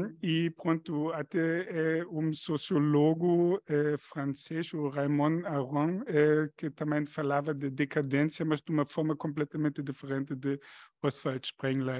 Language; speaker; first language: Portuguese; non-native, fluent; German